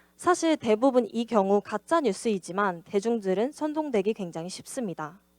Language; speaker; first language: Korean; native; Korean